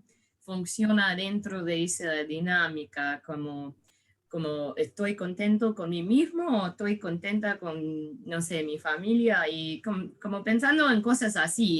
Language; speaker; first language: Spanish; early bilingual, heritage; English